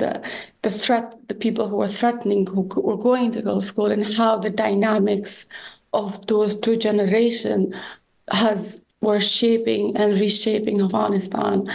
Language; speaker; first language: English; non-native, fluent; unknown